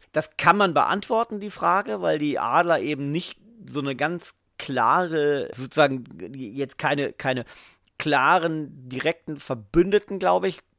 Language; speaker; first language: German; native; German